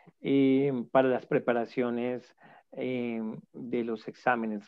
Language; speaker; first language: Spanish; native; Spanish